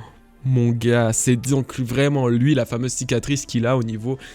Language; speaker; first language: French; native; French